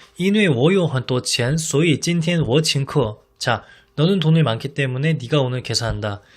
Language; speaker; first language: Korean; native; Korean